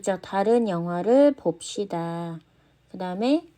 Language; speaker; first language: Korean; non-native, fluent; Khmer